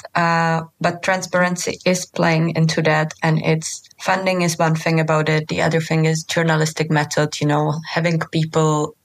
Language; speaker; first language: English; non-native, fluent; Czech